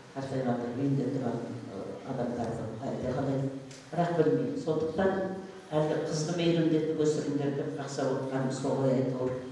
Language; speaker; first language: Kazakh; native; Kazakh